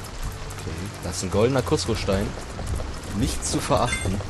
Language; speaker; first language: German; native; German